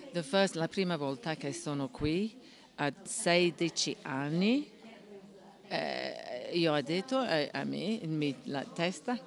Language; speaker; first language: Italian; non-native, learner; English